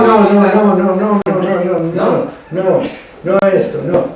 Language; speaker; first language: Spanish; non-native, learner; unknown